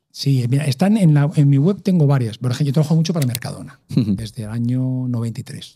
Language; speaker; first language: Spanish; native; Spanish